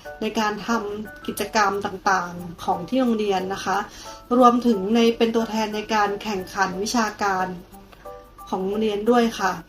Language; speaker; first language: Thai; native; Thai